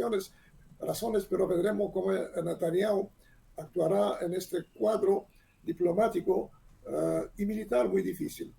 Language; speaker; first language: Spanish; non-native, learner; Hebrew